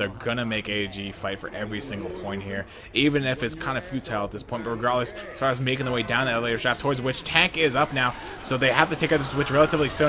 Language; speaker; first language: English; native; English